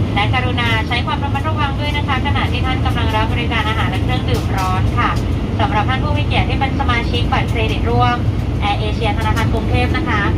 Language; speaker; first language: Thai; native; Thai